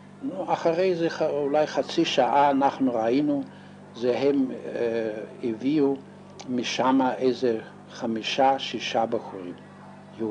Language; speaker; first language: Hebrew; non-native, fluent; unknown